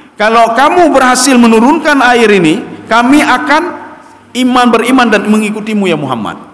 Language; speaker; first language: Malay; non-native, local second language; Achinese